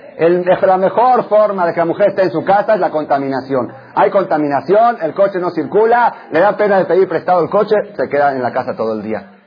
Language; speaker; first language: Spanish; non-native, fluent; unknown